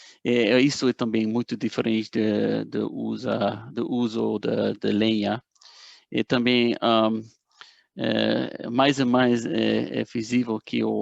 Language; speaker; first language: Portuguese; non-native, fluent; Dutch